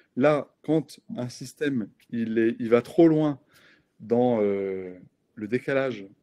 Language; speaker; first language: French; native; French